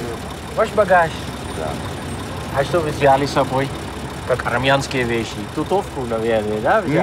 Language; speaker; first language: Russian; non-native, fluent; Dutch